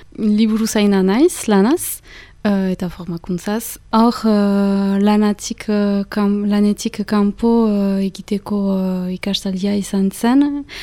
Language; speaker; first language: Basque; non-native, local second language; French